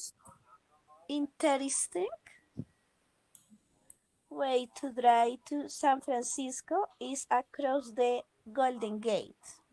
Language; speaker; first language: English; non-native, learner; Spanish